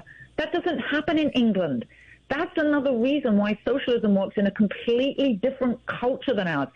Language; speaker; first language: English; native; English